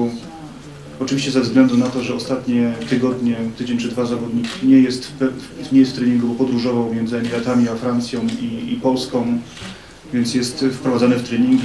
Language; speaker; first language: Polish; native; Polish